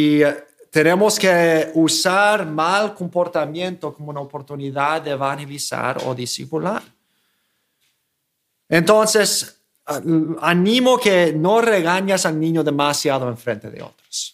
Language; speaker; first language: Spanish; non-native, fluent; English